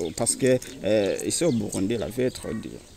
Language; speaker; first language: French; non-native, learner; Rundi